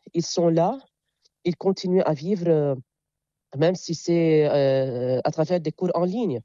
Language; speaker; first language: French; non-native, local second language; Arabic